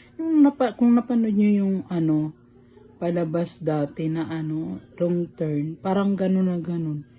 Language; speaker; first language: Filipino; native; Filipino